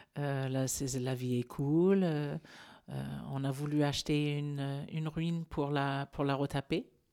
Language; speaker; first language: French; non-native, fluent; English